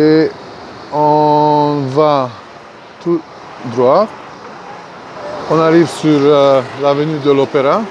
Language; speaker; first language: French; non-native, fluent; Hungarian